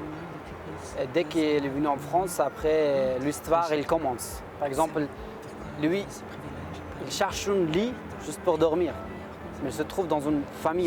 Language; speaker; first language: French; non-native, fluent; Persian